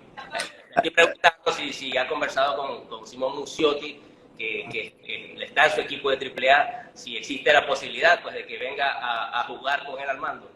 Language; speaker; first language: Spanish; native; Spanish